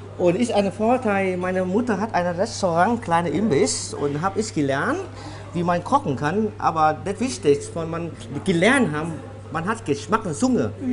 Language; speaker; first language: German; non-native, learner; Vietnamese